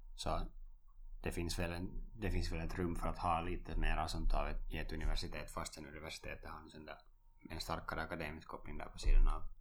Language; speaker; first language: Swedish; native; Swedish